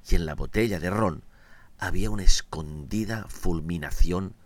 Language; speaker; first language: Spanish; non-native, local second language; Catalan